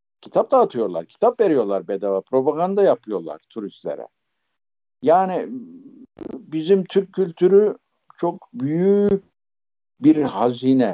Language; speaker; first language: Turkish; native; Turkish